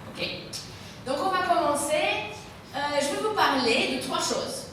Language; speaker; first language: French; non-native, fluent; Romanian